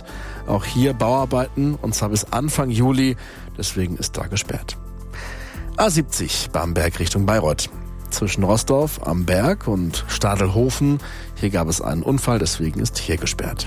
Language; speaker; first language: German; native; German